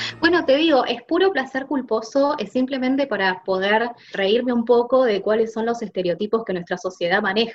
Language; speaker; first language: Spanish; native; Spanish